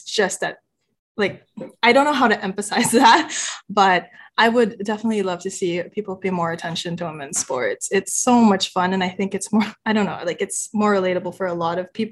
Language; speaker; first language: English; non-native, local second language; Filipino